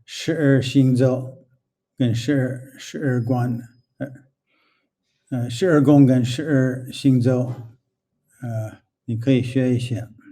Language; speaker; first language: Chinese; non-native, fluent; English